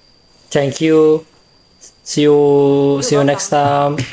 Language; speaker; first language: English; non-native, learner; Indonesian